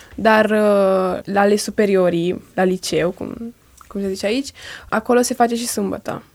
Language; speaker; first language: Romanian; early bilingual, heritage; Romanian